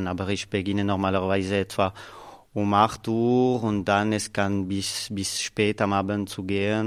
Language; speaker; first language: German; non-native, local second language; French